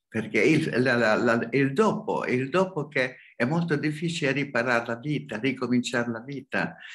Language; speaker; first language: Italian; non-native, fluent; Hungarian